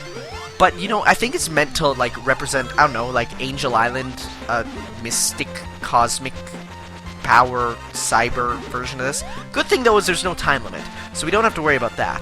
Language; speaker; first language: English; native; English